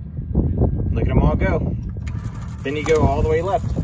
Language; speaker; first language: English; native; English